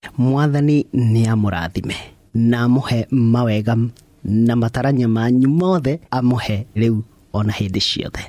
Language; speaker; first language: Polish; non-native, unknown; Kikuyu